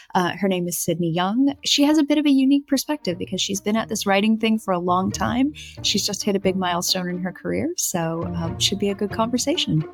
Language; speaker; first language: English; native; English